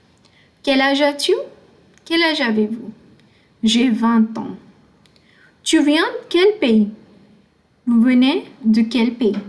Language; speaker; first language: French; non-native, fluent; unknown